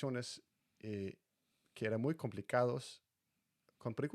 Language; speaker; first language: Spanish; non-native, fluent; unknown